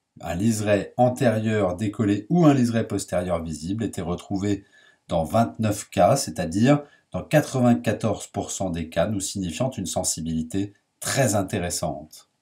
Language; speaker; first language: French; native; French